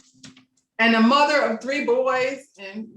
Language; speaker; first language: English; native; English